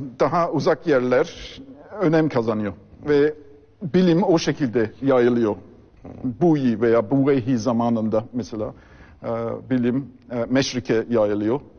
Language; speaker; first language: Turkish; non-native, fluent; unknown